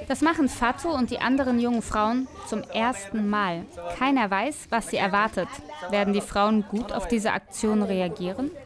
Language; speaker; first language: German; native; German